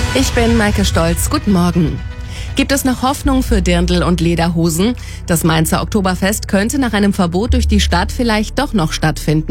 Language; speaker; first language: German; native; German